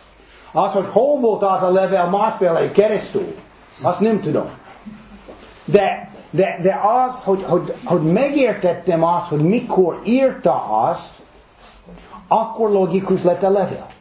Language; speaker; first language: Hungarian; non-native, fluent; English